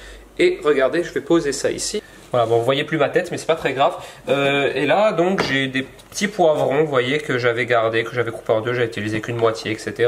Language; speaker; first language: French; native; French